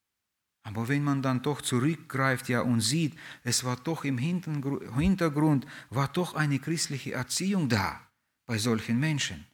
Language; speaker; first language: German; non-native, fluent; Russian